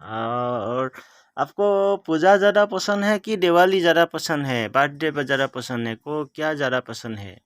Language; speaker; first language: Hindi; non-native, local second language; Assamese